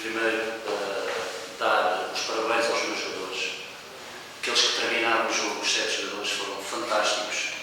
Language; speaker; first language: Portuguese; native; Portuguese